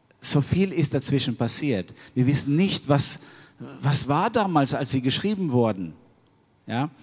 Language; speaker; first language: German; non-native, fluent; Albanian